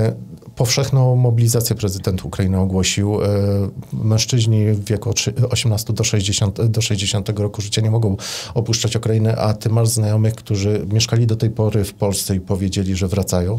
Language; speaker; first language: Polish; native; Polish